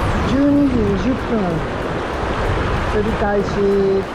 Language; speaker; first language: Japanese; native; Japanese